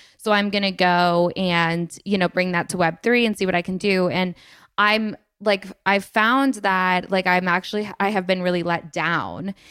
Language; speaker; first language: English; native; English